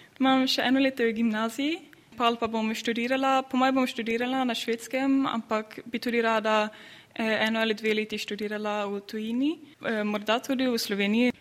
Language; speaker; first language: Slovenian; early bilingual, heritage; Slovenian